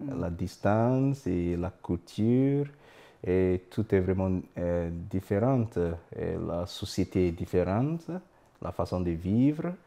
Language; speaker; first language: French; non-native, fluent; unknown